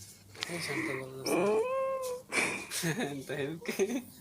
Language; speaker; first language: Arabic; non-native, learner; Oromo